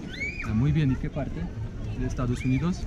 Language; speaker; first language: Spanish; non-native, fluent; Polish